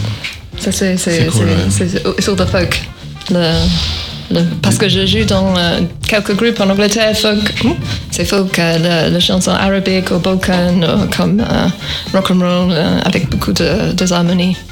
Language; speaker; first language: French; non-native, learner; English